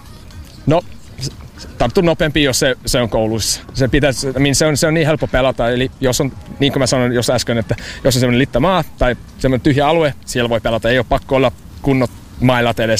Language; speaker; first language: Finnish; non-native, learner; English